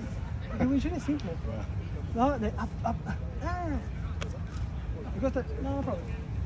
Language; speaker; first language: English; non-native, learner; Italian